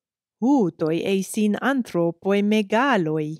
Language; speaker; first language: Greek; non-native, fluent; English